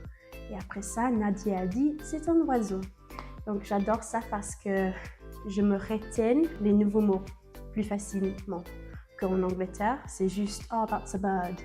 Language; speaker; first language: French; non-native, learner; English